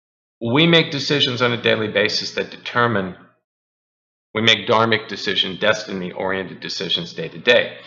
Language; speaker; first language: English; native; English